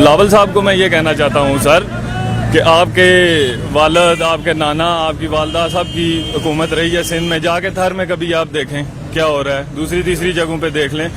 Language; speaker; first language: Urdu; non-native, local second language; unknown